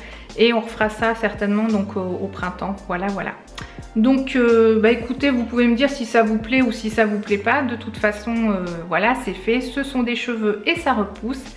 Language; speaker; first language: French; native; French